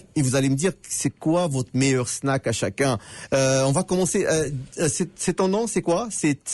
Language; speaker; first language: French; native; French